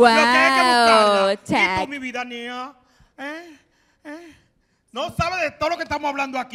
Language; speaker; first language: Spanish; native; Spanish